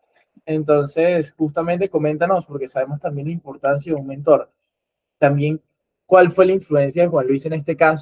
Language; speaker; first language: Spanish; native; Spanish